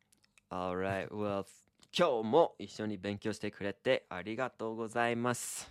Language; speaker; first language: Japanese; non-native, fluent; English